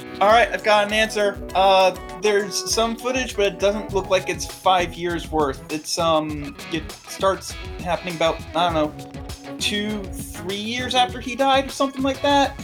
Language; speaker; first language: English; native; English